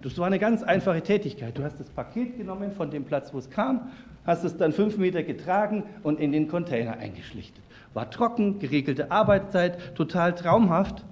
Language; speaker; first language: German; native; German